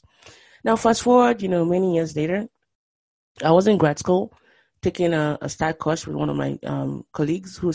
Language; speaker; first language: English; non-native, local second language; Yoruba